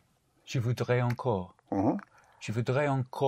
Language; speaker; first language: French; non-native, learner; English